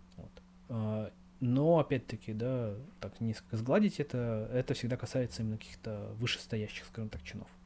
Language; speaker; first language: Russian; native; Russian